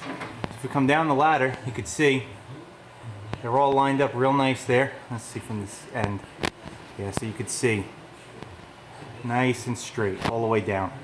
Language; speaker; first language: English; native; English